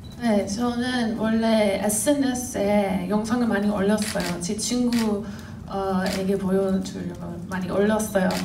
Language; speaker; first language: Korean; non-native, fluent; English